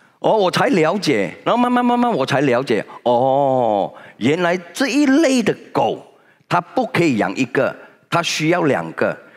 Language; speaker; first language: Chinese; native; Chinese